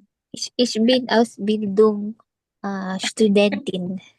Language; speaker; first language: German; non-native, learner; Filipino